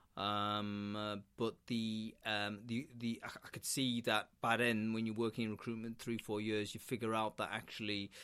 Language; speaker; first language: English; native; English